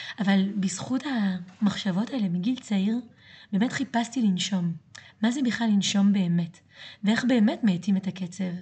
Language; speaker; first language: Hebrew; early bilingual, other home language; French